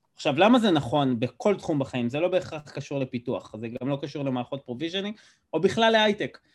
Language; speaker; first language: Hebrew; native; Hebrew